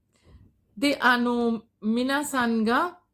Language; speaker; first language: Japanese; non-native, fluent; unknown